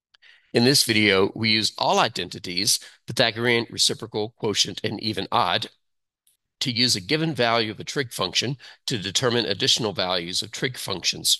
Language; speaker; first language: English; native; English